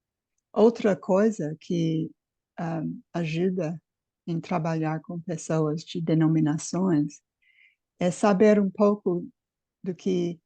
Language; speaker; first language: Portuguese; non-native, fluent; English